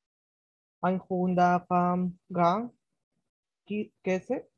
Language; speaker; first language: German; non-native, learner; Spanish